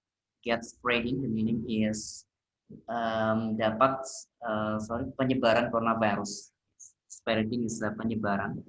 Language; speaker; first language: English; non-native, learner; Indonesian